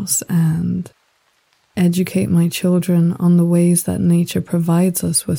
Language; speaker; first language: English; native; English